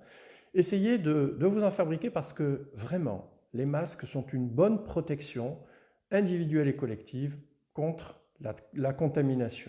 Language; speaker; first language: French; native; French